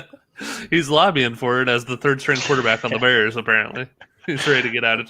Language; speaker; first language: English; native; English